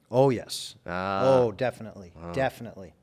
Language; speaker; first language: English; native; English